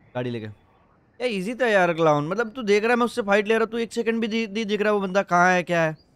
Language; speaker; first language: Hindi; non-native, local second language; Gujarati